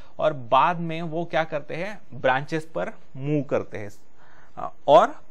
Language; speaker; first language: Hindi; non-native, local second language; Marathi